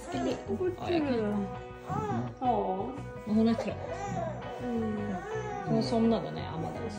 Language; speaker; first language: Swedish; early bilingual, other home language; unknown